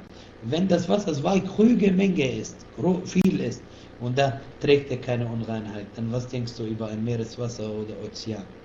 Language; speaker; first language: German; non-native, fluent; Arabic